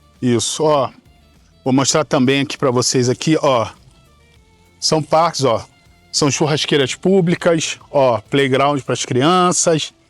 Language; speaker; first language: Portuguese; native; Portuguese